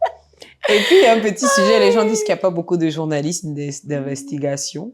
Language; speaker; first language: French; native; French